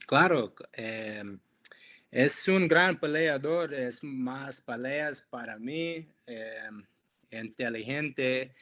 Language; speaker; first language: Spanish; non-native, learner; English